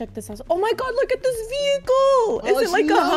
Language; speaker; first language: English; native; English